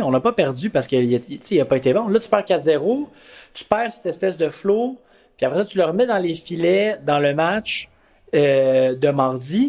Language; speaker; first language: French; native; French